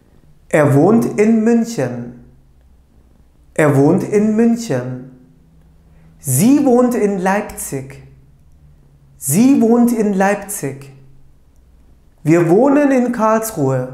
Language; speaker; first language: German; non-native, fluent; Turkish